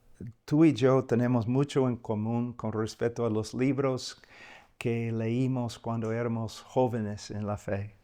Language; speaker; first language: Spanish; non-native, fluent; English